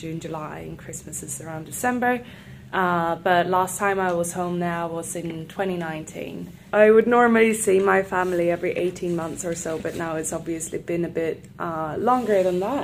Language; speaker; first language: English; non-native, fluent; Swedish